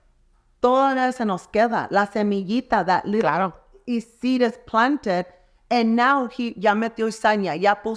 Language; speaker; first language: Spanish; early bilingual, other home language; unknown